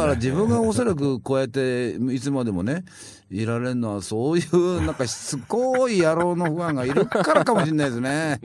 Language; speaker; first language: Japanese; native; Japanese